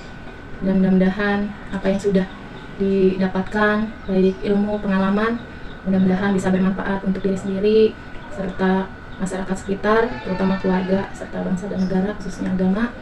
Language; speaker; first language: Indonesian; native; Indonesian